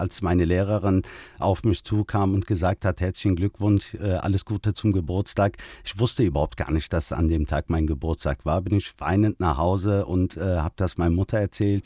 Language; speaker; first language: German; early bilingual, other home language; Turkish